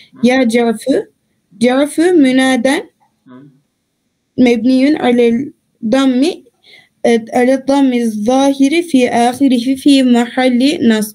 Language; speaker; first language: Arabic; non-native, fluent; Turkish